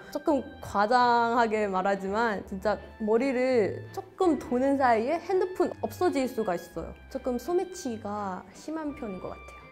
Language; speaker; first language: Korean; non-native, fluent; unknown